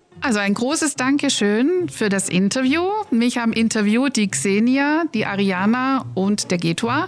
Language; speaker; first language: German; native; German